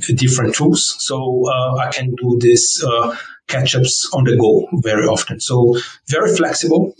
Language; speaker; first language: English; non-native, fluent; Portuguese